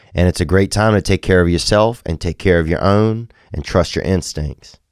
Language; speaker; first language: English; native; English